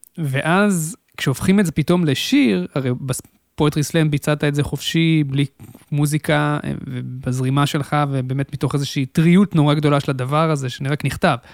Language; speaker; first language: Hebrew; native; Hebrew